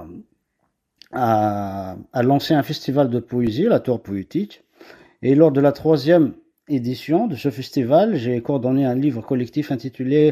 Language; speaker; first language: French; non-native, local second language; Kabyle